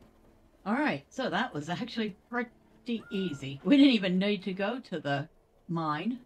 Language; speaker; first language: English; native; English